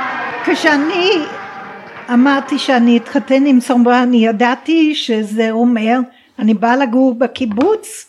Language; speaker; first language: Hebrew; non-native, fluent; English